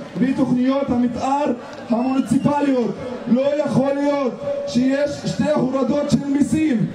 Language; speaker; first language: Hebrew; non-native, local second language; Arabic